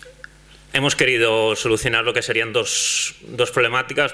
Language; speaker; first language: Spanish; non-native, local second language; Catalan